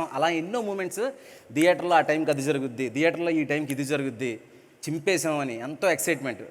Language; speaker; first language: Telugu; native; Telugu